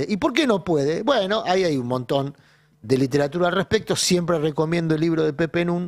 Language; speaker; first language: Spanish; native; Spanish